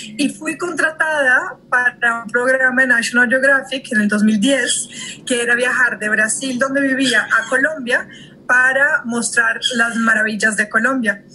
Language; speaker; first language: Spanish; early bilingual, heritage; Spanish